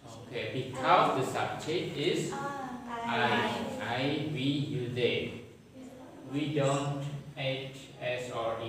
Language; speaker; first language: English; non-native, fluent; Indonesian